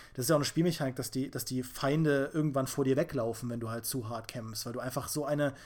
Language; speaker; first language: German; native; German